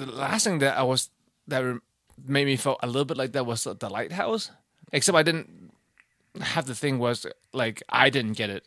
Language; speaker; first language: English; native; English